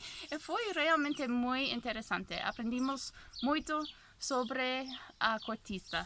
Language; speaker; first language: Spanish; non-native, fluent; English